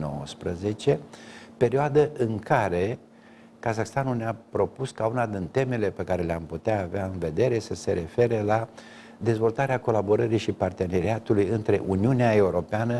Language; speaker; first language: Romanian; native; Romanian